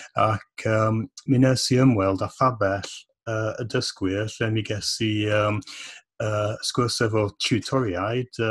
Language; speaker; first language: Welsh; non-native, fluent; English